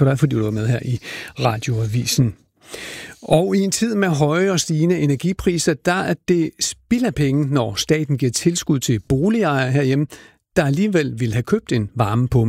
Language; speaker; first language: Danish; native; Danish